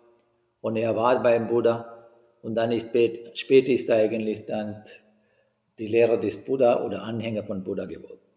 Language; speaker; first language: German; non-native, fluent; Sinhala